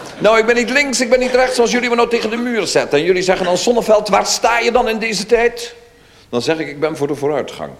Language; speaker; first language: Dutch; native; Dutch